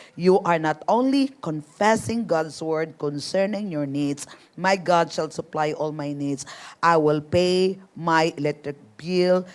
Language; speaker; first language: English; non-native, local second language; Filipino